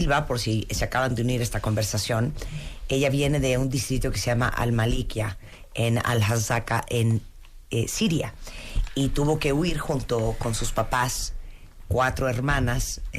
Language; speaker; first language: Spanish; native; Spanish